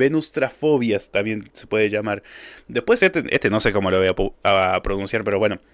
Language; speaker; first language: Spanish; native; Spanish